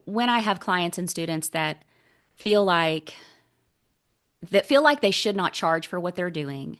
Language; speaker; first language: English; native; English